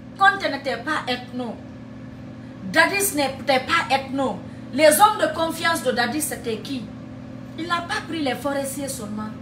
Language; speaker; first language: French; non-native, local second language; Fula